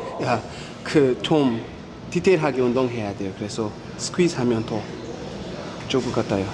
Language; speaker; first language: Korean; non-native, fluent; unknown